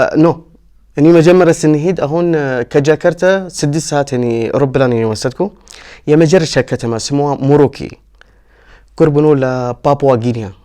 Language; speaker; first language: Amharic; non-native, learner; Arabic